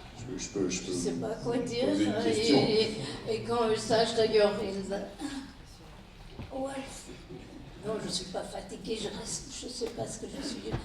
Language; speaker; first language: French; non-native, fluent; German